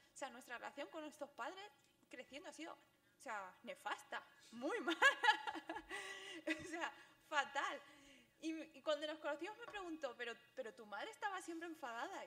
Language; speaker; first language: Spanish; early bilingual, other home language; Chinese